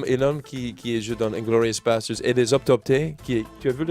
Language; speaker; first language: French; non-native, learner; English